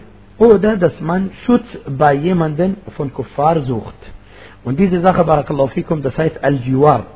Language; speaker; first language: German; non-native, fluent; Arabic